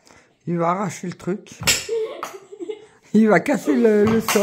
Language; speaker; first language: French; native; French